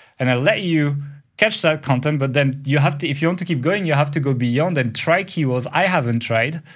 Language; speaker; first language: English; non-native, fluent; French